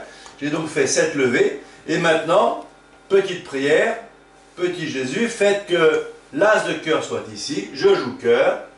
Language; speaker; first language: French; native; French